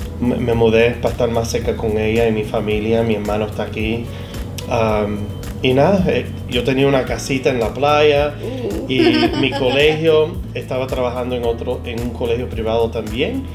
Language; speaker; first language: Spanish; early bilingual, heritage; Spanish